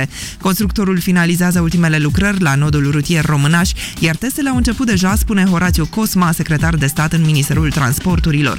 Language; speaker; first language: Romanian; native; Romanian